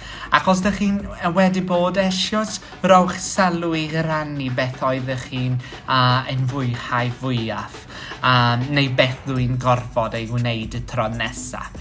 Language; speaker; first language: Welsh; non-native, fluent; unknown